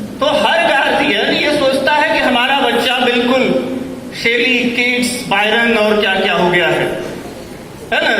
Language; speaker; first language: Hindi; native; Hindi